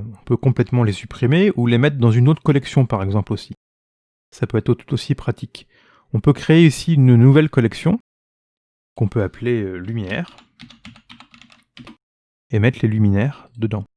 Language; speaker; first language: French; native; French